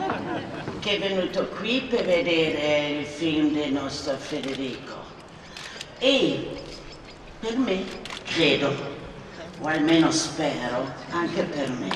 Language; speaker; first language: Italian; non-native, fluent; Swedish